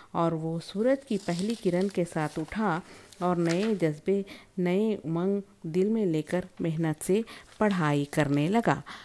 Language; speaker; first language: Urdu; native; Urdu